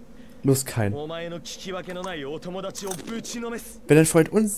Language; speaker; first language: German; native; German